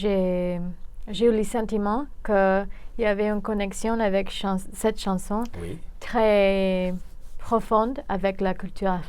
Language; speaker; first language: French; non-native, fluent; English